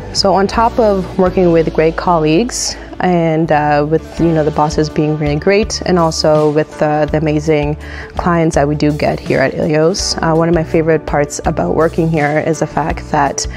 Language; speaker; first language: English; native; English